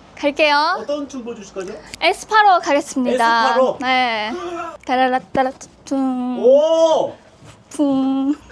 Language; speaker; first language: Korean; non-native, fluent; Japanese